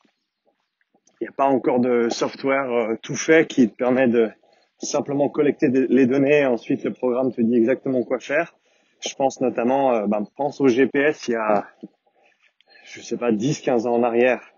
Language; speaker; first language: French; native; French